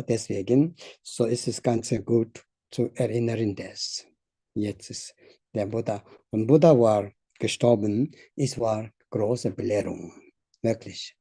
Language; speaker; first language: German; non-native, learner; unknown